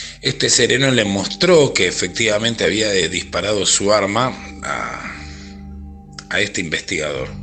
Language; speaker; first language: Spanish; native; Spanish